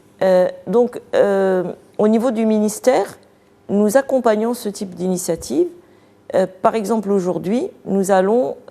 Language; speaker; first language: French; non-native, local second language; Arabic